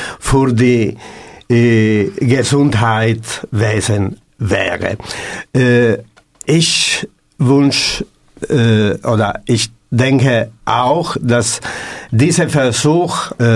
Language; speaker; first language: German; non-native, learner; Italian